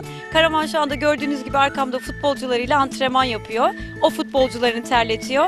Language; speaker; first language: Turkish; native; Turkish